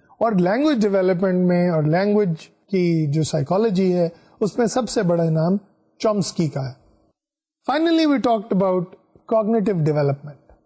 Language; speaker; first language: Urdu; non-native, local second language; Punjabi